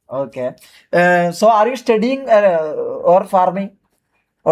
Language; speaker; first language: English; non-native, learner; Malayalam